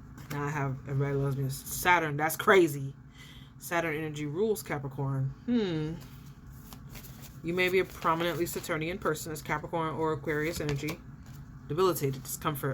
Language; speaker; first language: English; native; English